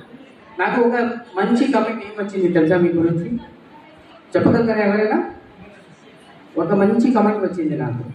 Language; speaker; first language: Telugu; non-native, local second language; Urdu